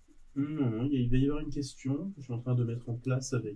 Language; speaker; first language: French; native; French